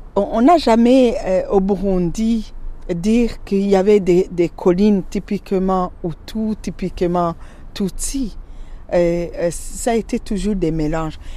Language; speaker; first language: French; non-native, local second language; Rundi